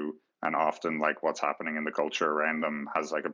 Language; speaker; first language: English; native; English